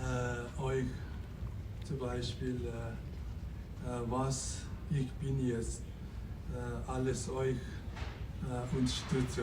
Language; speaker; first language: German; non-native, learner; Tibetan